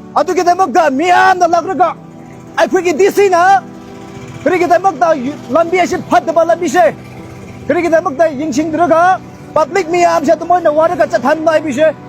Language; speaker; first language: Manipuri; non-native, local second language; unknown